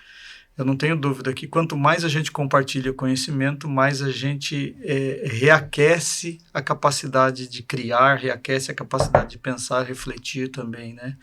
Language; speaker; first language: Portuguese; native; Portuguese